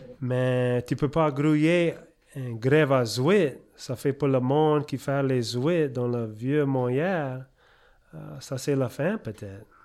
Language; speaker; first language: French; early bilingual, heritage; French